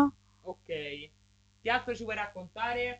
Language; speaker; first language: Italian; native; Italian